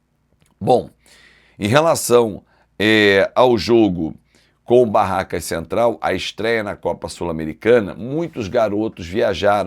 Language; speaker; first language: Portuguese; native; Portuguese